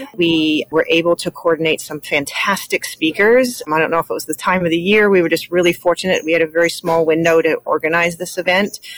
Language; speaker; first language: English; native; English